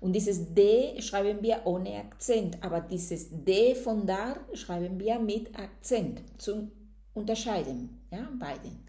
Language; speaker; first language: German; non-native, fluent; Spanish